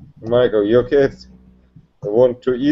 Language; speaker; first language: English; non-native, learner; Russian